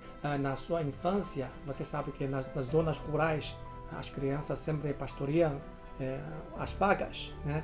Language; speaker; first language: Portuguese; non-native, fluent; Chinese